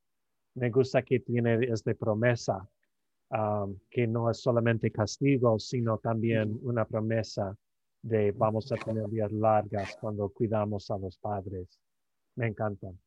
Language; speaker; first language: Spanish; non-native, fluent; English